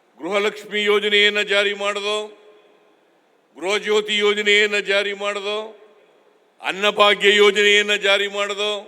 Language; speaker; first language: Kannada; native; Kannada